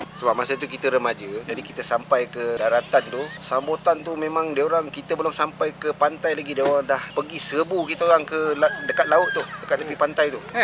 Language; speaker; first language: Malay; native; Malay